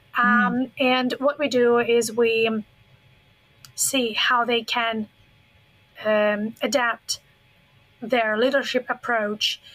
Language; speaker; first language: English; non-native, fluent; Russian